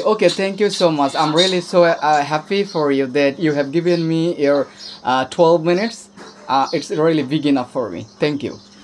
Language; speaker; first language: English; non-native, learner; Bangla